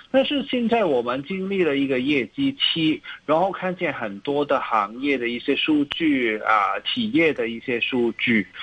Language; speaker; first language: Chinese; non-native, local second language; Cantonese